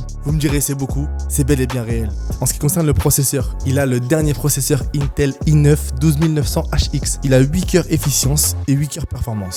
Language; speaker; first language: French; native; French